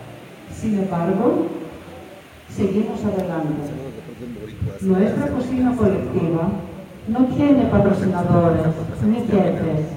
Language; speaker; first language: Spanish; non-native, fluent; Greek